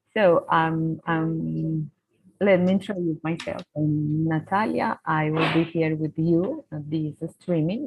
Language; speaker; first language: English; non-native, fluent; Spanish